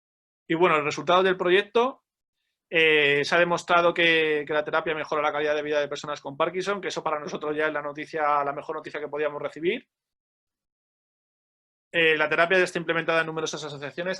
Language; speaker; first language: Spanish; native; Spanish